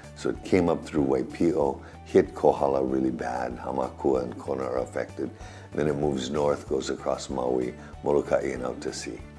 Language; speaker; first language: English; native; English